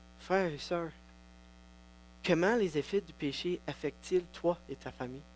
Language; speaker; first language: French; non-native, local second language; English